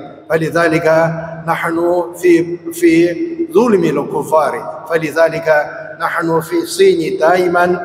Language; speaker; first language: Arabic; non-native, fluent; Chinese